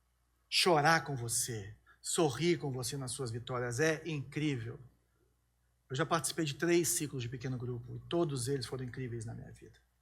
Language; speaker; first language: Portuguese; native; Portuguese